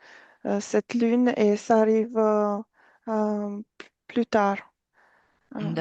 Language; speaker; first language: French; non-native, fluent; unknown